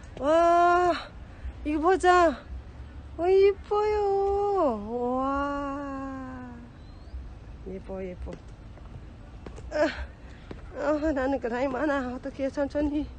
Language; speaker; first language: Korean; non-native, learner; Thai